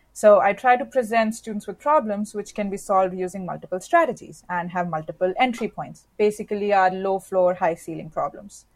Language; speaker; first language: English; non-native, local second language; Hindi